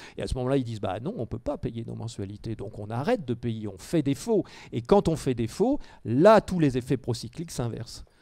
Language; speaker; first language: French; native; French